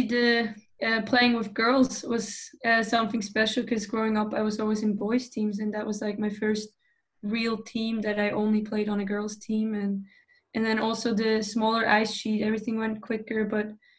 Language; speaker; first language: English; non-native, fluent; Swiss German